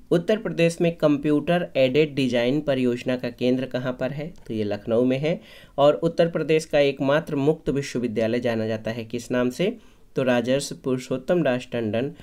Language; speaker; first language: Hindi; native; Hindi